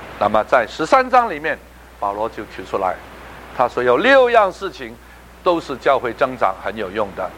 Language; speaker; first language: Chinese; non-native, local second language; Cantonese